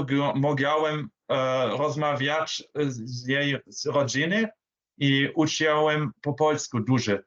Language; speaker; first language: Polish; non-native, learner; German